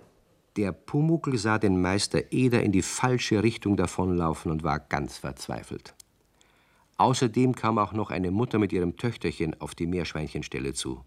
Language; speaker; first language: German; native; German